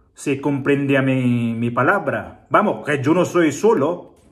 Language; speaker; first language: Spanish; non-native, learner; Filipino